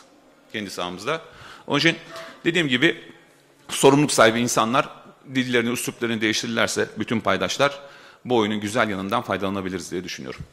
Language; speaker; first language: Turkish; native; Turkish